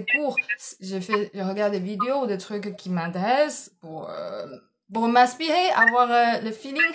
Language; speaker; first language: French; non-native, fluent; Chinese